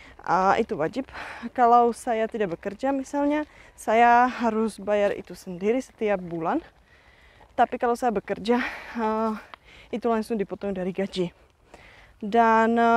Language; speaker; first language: Indonesian; non-native, fluent; Czech